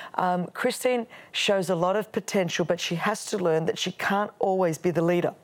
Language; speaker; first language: English; non-native, local second language; Greek